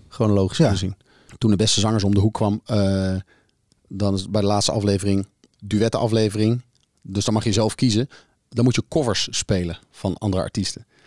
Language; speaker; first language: Dutch; native; Dutch